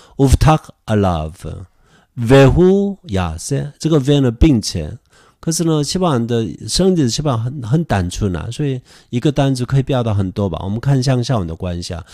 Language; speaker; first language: Chinese; non-native, fluent; Korean